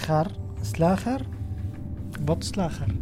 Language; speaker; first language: Dutch; non-native, learner; Arabic